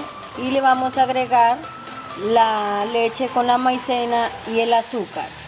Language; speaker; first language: Spanish; native; Spanish